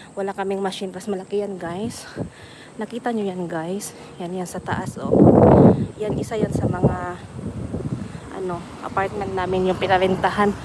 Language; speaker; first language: Filipino; non-native, local second language; Waray